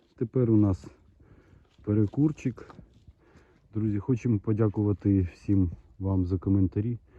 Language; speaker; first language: Ukrainian; non-native, local second language; Russian